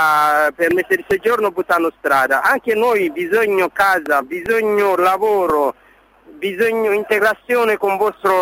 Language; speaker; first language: Italian; non-native, learner; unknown